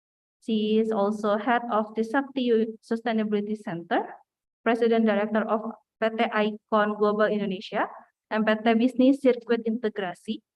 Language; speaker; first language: English; non-native, fluent; Indonesian